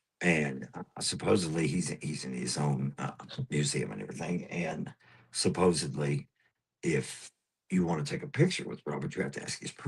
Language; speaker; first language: English; native; English